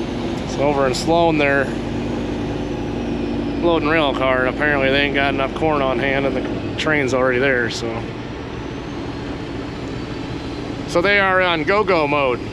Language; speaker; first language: English; native; English